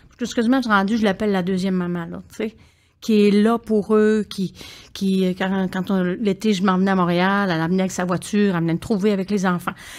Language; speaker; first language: French; native; French